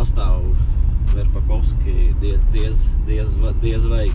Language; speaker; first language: Latvian; non-native, local second language; Russian